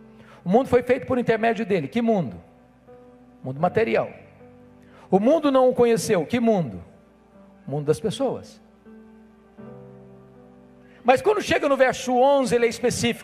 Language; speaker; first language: Portuguese; native; Portuguese